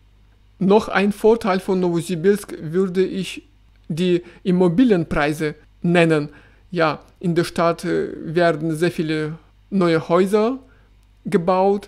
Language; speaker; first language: German; non-native, fluent; Russian